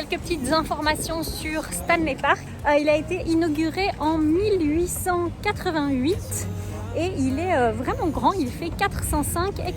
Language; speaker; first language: French; native; French